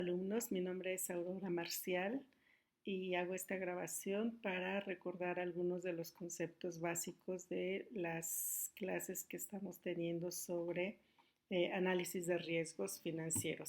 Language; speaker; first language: Spanish; native; Spanish